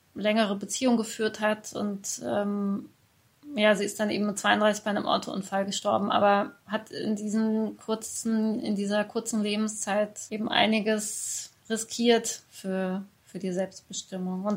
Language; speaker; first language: German; early bilingual, other home language; Persian